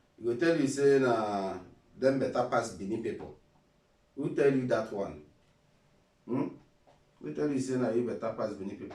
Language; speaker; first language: Nigerian Pidgin; non-native, local second language; Igbo